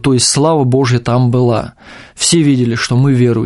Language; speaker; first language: Russian; native; Russian